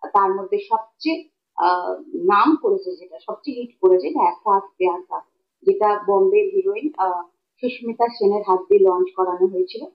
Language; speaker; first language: Bangla; native; Bangla